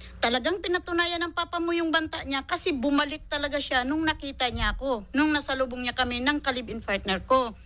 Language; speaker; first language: Filipino; native; Filipino